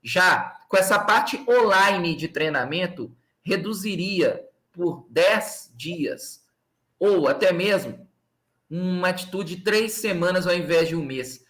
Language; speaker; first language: Portuguese; native; Portuguese